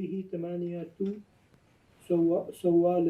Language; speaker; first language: Arabic; non-native, learner; English